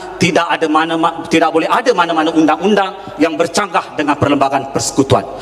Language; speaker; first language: Malay; non-native, local second language; Tamil